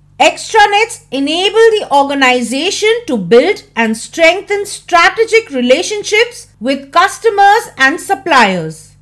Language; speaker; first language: English; non-native, local second language; Hindi